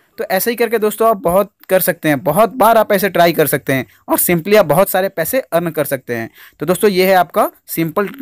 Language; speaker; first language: Hindi; native; Hindi